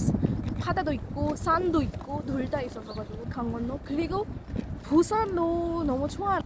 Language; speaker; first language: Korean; non-native, learner; Hindi